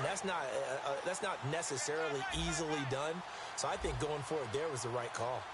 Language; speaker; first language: English; native; English